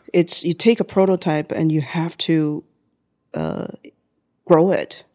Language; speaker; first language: English; non-native, fluent; Chinese